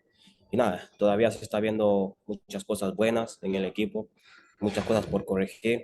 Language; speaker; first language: Spanish; native; Spanish